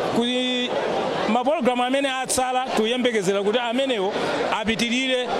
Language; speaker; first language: Nyanja; non-native, local second language; Yao